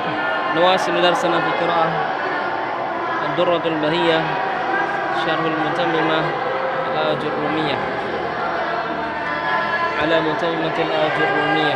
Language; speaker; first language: Arabic; non-native, fluent; Indonesian